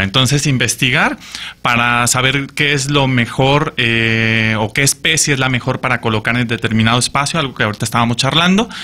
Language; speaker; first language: Spanish; native; Spanish